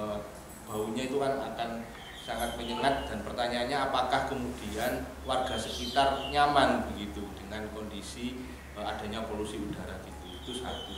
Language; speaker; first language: Indonesian; native; Indonesian